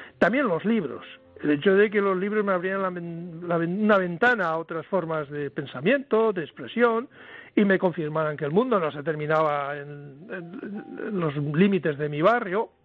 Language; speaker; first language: Spanish; native; Spanish